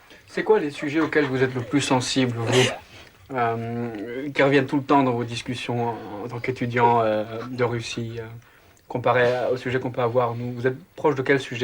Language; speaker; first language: French; native; French